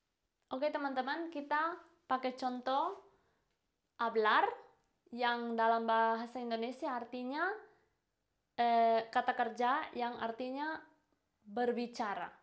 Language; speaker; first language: Indonesian; non-native, fluent; Spanish